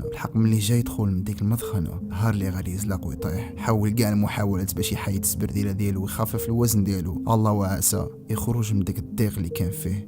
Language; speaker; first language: Arabic; native; Arabic